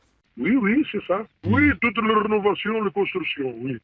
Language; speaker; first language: French; non-native, learner; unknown